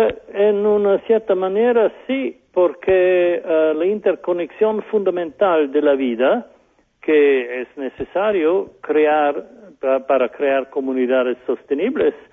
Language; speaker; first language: Spanish; non-native, fluent; German